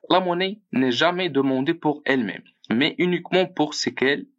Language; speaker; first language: French; non-native, local second language; Arabic